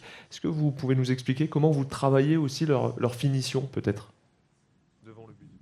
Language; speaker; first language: French; native; French